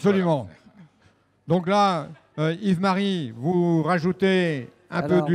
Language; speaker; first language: French; native; French